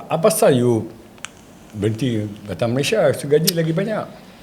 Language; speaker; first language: Malay; native; Malay